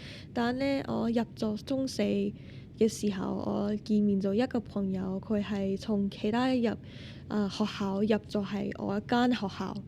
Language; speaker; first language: Cantonese; non-native, fluent; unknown